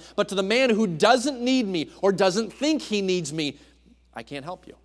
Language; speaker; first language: English; native; English